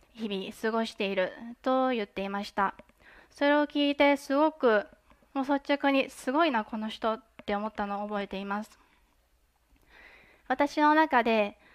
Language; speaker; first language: Japanese; native; Japanese